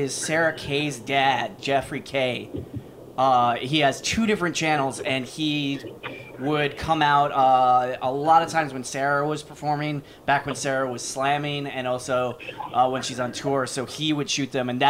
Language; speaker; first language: English; native; English